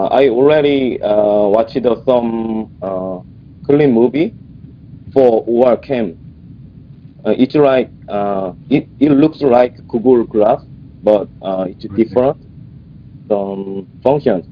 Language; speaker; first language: English; non-native, learner; Korean